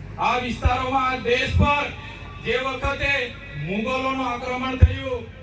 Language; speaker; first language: Gujarati; non-native, local second language; Vasavi